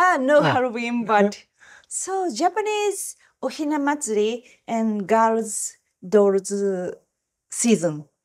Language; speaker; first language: English; non-native, learner; Japanese